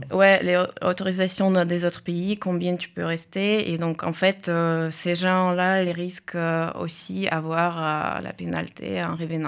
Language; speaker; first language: French; non-native, fluent; Russian